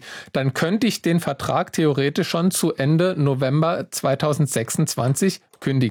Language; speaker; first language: German; native; German